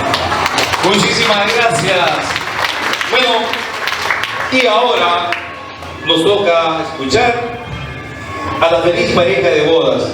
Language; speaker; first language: Spanish; native; Spanish